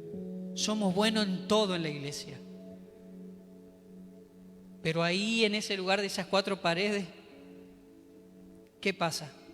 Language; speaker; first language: Spanish; native; Spanish